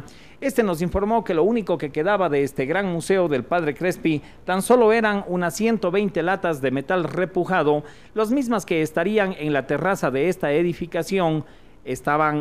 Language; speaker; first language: Spanish; native; Spanish